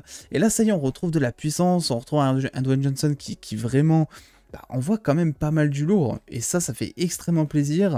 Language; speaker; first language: French; native; French